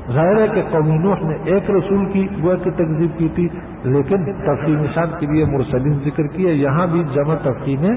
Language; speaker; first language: Urdu; non-native, local second language; Pashto